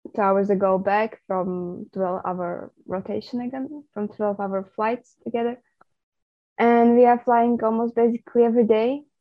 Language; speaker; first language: English; non-native, fluent; Slovak